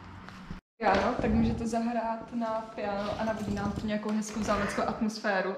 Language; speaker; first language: Czech; native; Czech